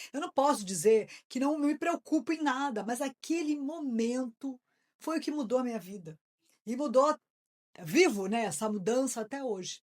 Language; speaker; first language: Portuguese; native; Portuguese